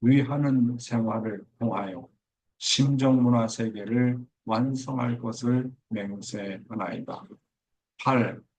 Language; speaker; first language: Korean; native; Korean